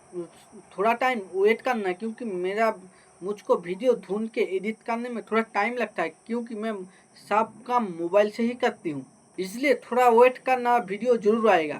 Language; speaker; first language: Hindi; native; Hindi